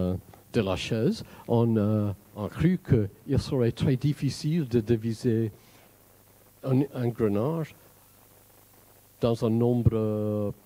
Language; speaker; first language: French; non-native, fluent; English